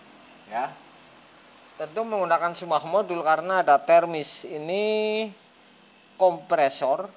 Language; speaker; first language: Indonesian; native; Indonesian